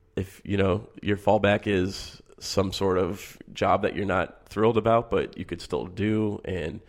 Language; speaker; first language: English; native; English